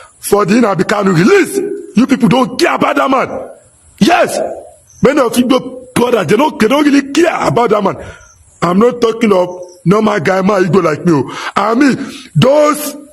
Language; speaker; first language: Nigerian Pidgin; non-native, local second language; Igbo